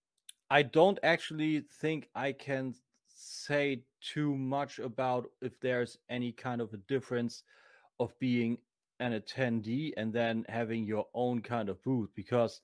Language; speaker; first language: English; non-native, fluent; German